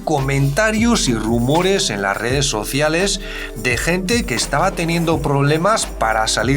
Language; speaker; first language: Spanish; native; Spanish